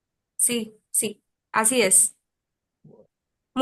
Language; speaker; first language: Spanish; non-native, fluent; Bangla